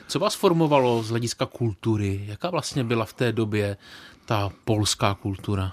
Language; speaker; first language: Czech; native; Czech